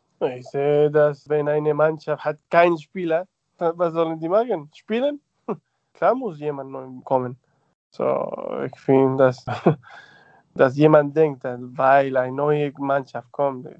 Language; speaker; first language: German; non-native, fluent; Spanish